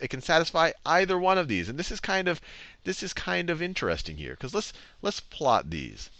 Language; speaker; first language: English; native; English